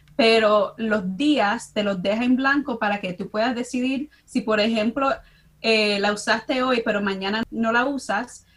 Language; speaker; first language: Spanish; early bilingual, heritage; Spanish